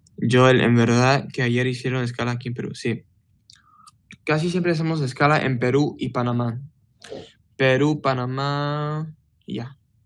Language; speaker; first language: Spanish; early bilingual, heritage; Spanish